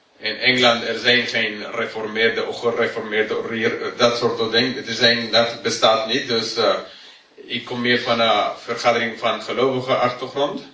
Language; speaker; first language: Dutch; non-native, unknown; English